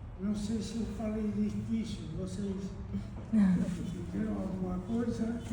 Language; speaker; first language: Portuguese; non-native, fluent; Italian